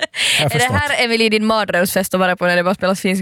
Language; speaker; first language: Swedish; native; Swedish